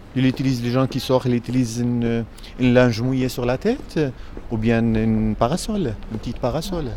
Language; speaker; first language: French; non-native, learner; Central Kurdish